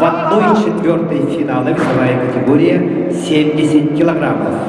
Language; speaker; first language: Russian; native; Russian